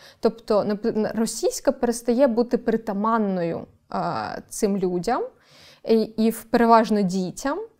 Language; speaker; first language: Ukrainian; non-native, local second language; Crimean Tatar